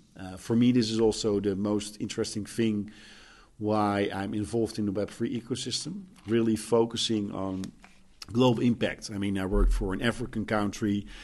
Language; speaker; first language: English; non-native, fluent; Dutch